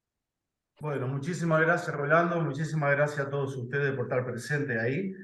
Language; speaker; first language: Spanish; native; Spanish